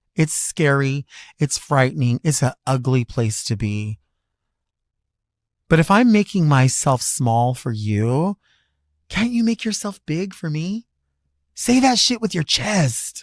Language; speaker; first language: English; native; English